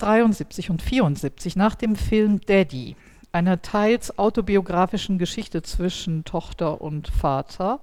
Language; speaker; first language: German; native; German